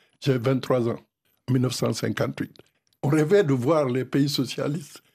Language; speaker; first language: French; non-native, local second language; Fula